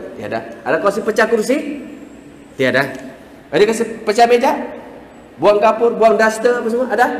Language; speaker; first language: Malay; native; Malay